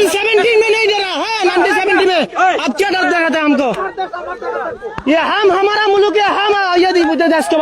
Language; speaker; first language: Hindi; non-native, learner; Bangla